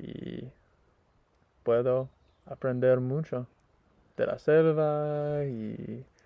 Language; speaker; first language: Spanish; non-native, learner; English